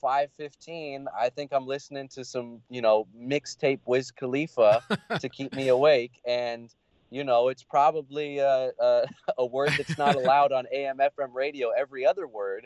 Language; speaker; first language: English; native; English